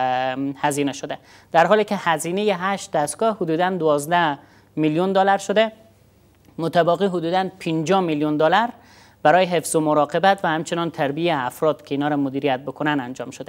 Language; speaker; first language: Persian; native; Persian